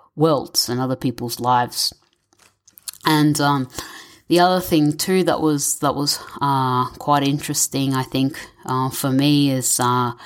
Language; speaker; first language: English; native; English